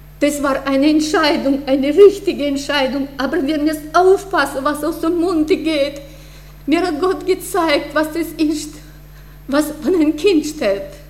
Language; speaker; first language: German; non-native, fluent; Russian